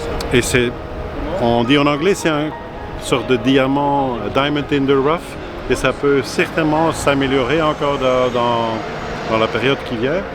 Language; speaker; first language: French; non-native, fluent; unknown